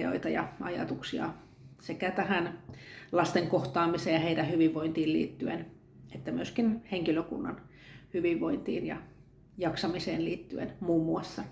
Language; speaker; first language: Finnish; native; Finnish